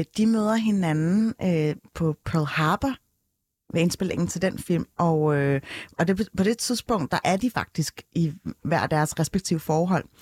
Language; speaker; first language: Danish; early bilingual, other home language; Arabic